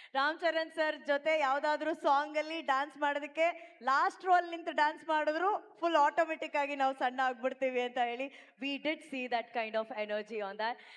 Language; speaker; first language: Kannada; native; Kannada